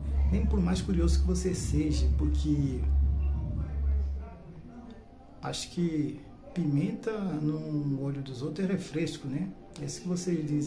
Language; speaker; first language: Portuguese; non-native, local second language; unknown